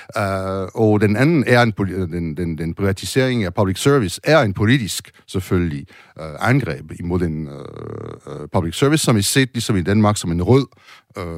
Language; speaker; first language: Danish; non-native, fluent; French